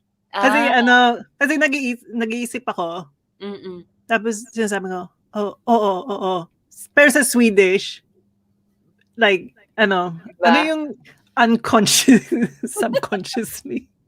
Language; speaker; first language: Filipino; early bilingual, heritage; Swedish